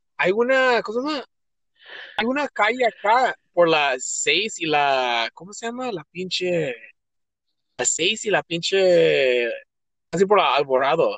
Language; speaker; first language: Spanish; early bilingual, heritage; Spanish